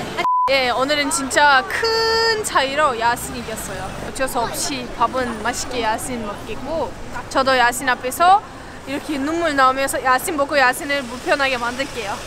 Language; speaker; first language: Korean; non-native, fluent; Turkish